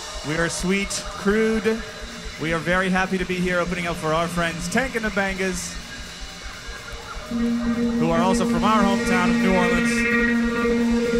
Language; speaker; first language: English; native; English